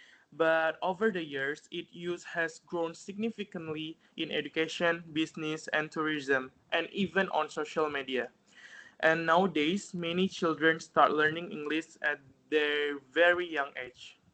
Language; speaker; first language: English; non-native, fluent; Indonesian